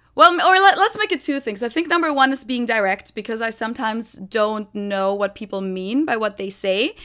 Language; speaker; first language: English; non-native, fluent; German